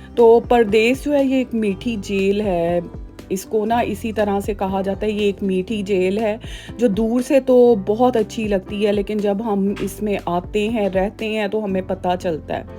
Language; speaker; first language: Urdu; native; Urdu